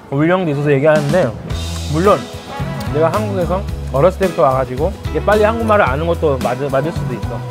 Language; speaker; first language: Korean; early bilingual, other home language; Lingala